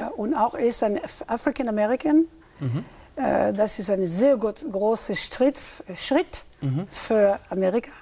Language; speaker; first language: German; early bilingual, heritage; German